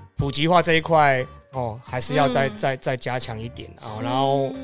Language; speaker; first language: Chinese; non-native, local second language; Min Nan Chinese